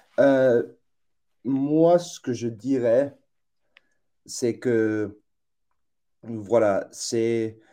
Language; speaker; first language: French; non-native, fluent; English